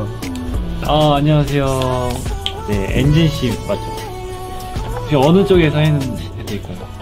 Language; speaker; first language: Korean; early bilingual, heritage; Korean